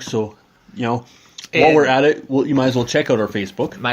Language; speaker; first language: English; native; English